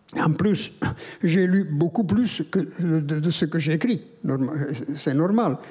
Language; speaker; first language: French; non-native, fluent; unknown